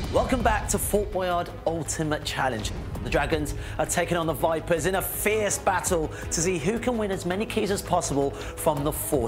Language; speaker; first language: English; native; English